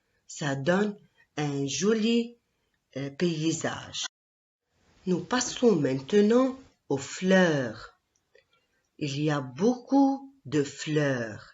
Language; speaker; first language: French; non-native, local second language; Arabic